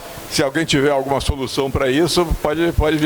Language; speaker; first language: Portuguese; native; Portuguese